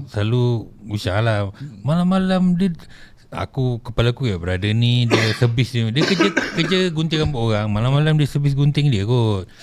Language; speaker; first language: Malay; native; Malay